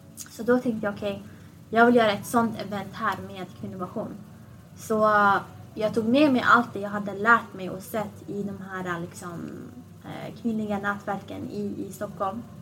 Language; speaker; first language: Swedish; early bilingual, other home language; Assyrian Neo-Aramaic